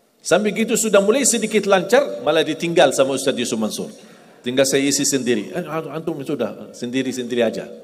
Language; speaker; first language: Malay; non-native, fluent; Arabic